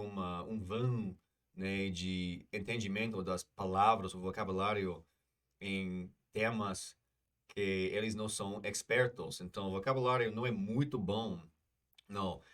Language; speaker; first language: Portuguese; non-native, fluent; English